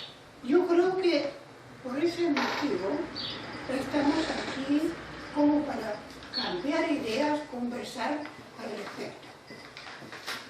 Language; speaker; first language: Spanish; non-native, local second language; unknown